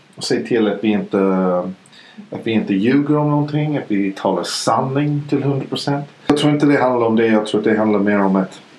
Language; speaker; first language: Swedish; non-native, fluent; English